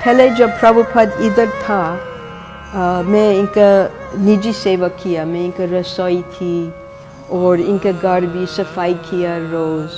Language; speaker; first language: Hindi; non-native, fluent; English